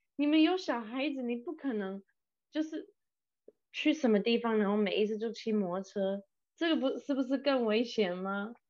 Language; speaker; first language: Chinese; non-native, fluent; English